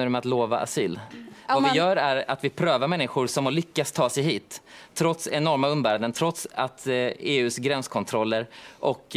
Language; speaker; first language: Swedish; native; Swedish